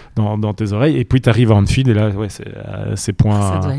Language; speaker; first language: French; native; French